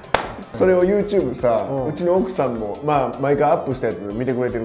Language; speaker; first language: Japanese; native; Japanese